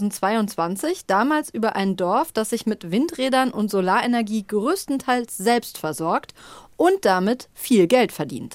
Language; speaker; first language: German; native; German